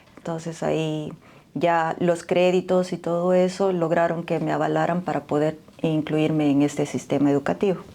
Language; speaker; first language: Spanish; native; Spanish